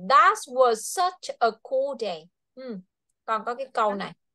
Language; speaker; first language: English; non-native, fluent; Vietnamese